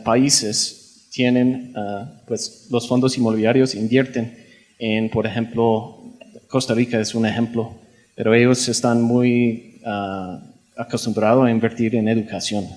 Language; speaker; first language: Spanish; non-native, fluent; English